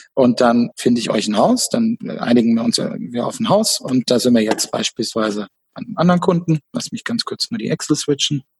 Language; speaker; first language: German; native; German